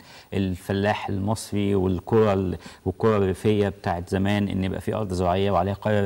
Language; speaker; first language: Arabic; native; Arabic